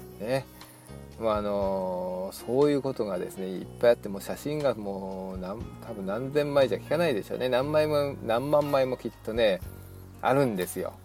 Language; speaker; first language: Japanese; native; Japanese